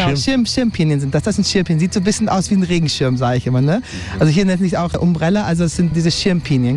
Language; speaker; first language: German; native; German